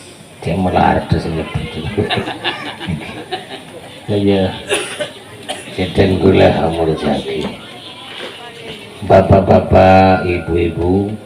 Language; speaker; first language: Indonesian; non-native, local second language; Madurese